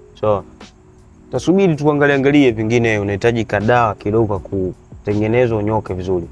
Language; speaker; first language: Swahili; native; Swahili